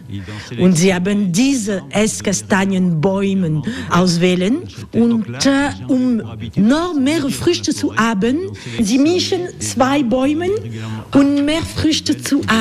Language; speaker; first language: German; non-native, learner; French